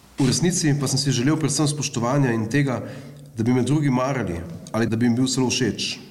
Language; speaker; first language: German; non-native, fluent; Slovenian